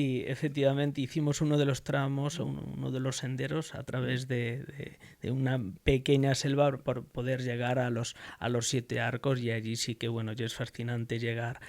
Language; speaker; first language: Spanish; native; Spanish